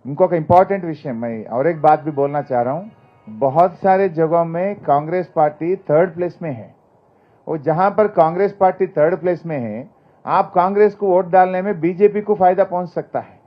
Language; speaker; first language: Hindi; non-native, local second language; Telugu